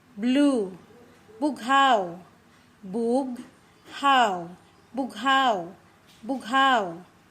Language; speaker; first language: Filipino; non-native, local second language; Iloko